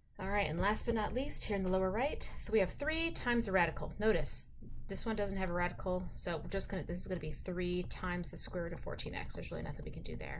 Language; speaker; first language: English; native; English